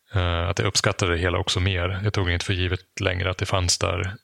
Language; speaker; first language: Swedish; non-native, fluent; German